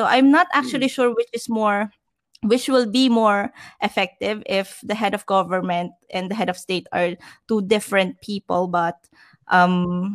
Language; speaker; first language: English; non-native, local second language; Filipino